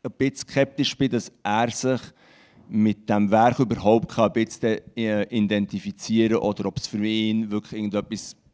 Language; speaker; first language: German; non-native, local second language; French